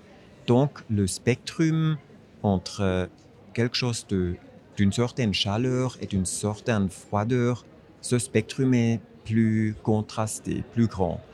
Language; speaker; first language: French; non-native, fluent; German